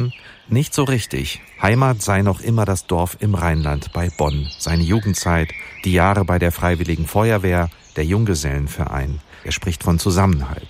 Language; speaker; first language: German; native; German